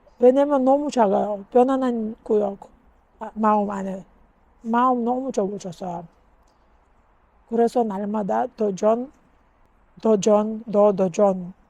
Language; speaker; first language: Korean; non-native, learner; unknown